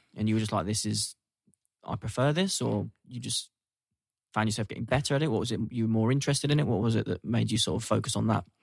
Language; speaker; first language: English; native; English